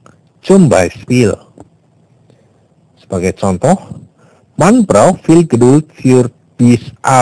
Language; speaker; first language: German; non-native, fluent; Indonesian